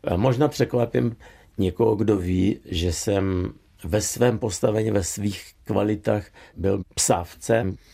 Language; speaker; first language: Czech; non-native, fluent; Russian